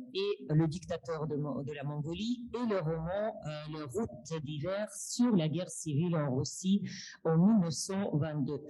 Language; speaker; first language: French; non-native, fluent; Russian